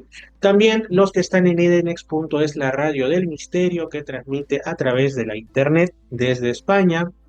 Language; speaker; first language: Spanish; native; Spanish